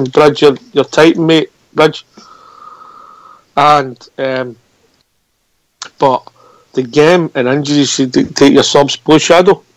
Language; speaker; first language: English; native; English